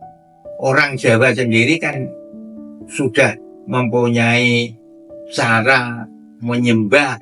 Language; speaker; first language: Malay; non-native, local second language; Javanese